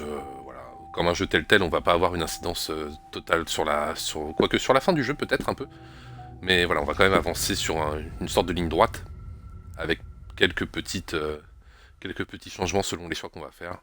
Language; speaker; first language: French; native; French